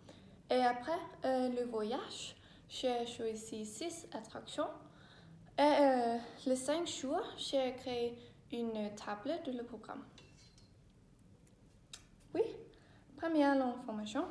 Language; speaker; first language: French; non-native, learner; Danish